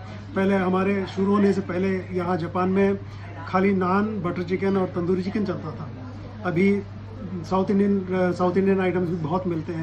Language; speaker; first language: Hindi; non-native, local second language; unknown